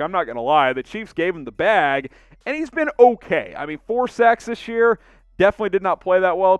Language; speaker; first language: English; native; English